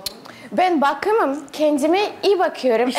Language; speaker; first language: Turkish; non-native, learner; Russian